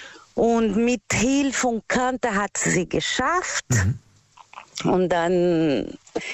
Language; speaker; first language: German; non-native, learner; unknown